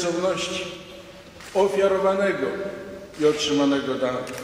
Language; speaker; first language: Polish; native; Polish